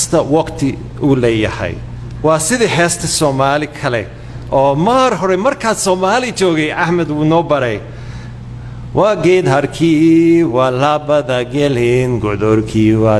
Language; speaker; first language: Somali; non-native, fluent; English